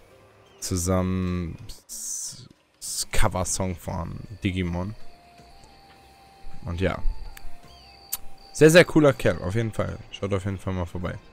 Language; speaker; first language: German; native; German